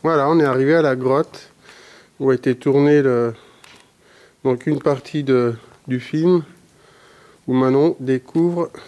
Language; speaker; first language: French; native; French